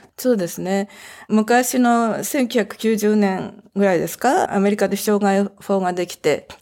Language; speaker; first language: Japanese; native; Japanese